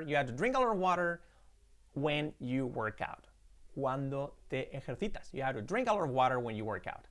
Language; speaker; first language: English; non-native, fluent; Spanish